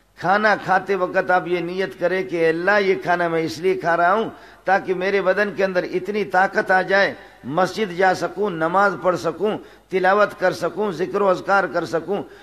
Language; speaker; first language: Urdu; non-native, local second language; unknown